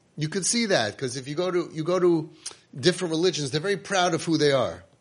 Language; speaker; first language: English; native; English